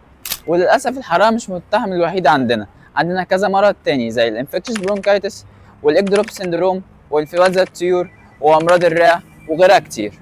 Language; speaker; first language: Arabic; native; Arabic